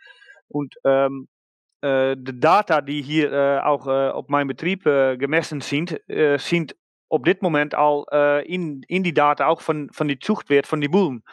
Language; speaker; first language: German; non-native, learner; Dutch